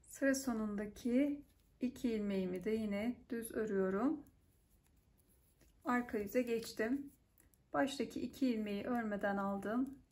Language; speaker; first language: Turkish; native; Turkish